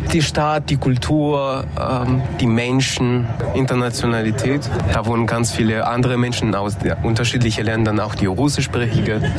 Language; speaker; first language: German; non-native, fluent; Ukrainian